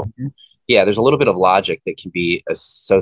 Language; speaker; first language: English; native; English